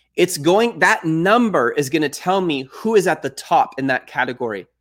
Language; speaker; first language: English; native; English